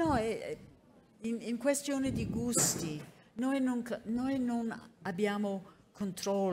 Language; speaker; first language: Italian; non-native, fluent; English